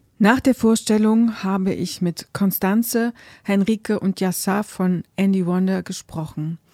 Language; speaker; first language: German; native; German